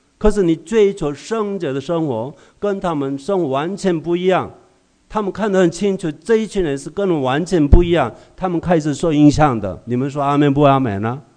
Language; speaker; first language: Chinese; non-native, fluent; Korean